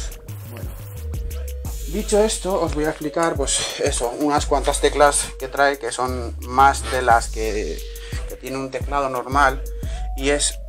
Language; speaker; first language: Spanish; native; Spanish